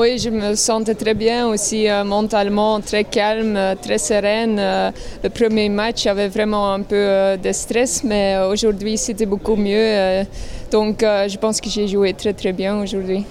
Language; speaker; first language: French; non-native, local second language; Dutch